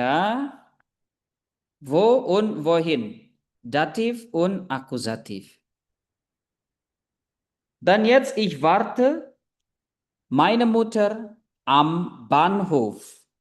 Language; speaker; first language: German; non-native, fluent; Indonesian